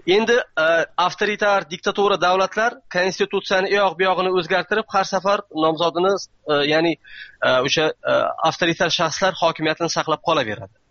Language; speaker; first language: Uzbek; native; Uzbek